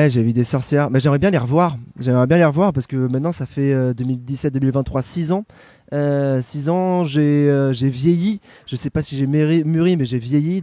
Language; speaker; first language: French; native; French